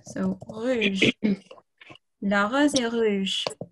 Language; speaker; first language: French; non-native, fluent; English